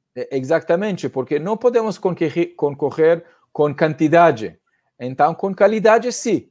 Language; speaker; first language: Portuguese; non-native, fluent; Hebrew